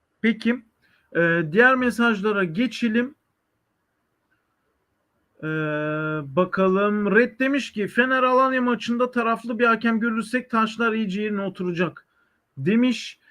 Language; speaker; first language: Turkish; native; Turkish